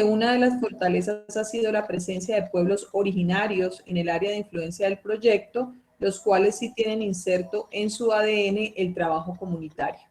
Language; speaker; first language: Spanish; native; Spanish